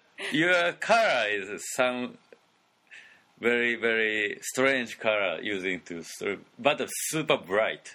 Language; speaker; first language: English; non-native, learner; Japanese